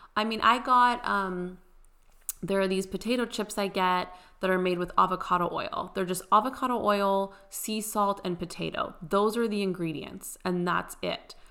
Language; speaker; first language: English; early bilingual, other home language; Persian